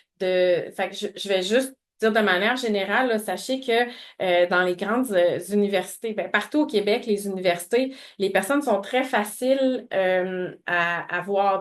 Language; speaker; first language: French; native; French